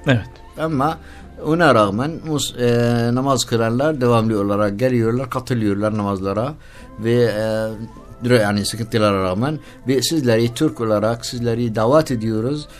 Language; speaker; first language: Turkish; non-native, learner; Arabic